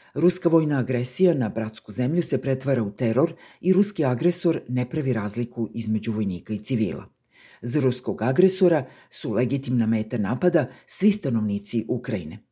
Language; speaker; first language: Serbian; native; Serbian